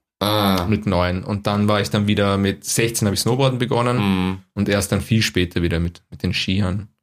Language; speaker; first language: German; native; German